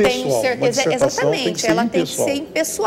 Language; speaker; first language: Portuguese; native; Portuguese